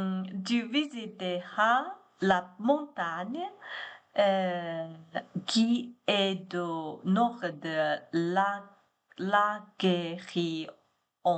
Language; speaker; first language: French; non-native, learner; Chinese